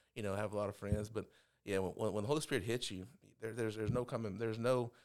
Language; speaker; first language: English; native; English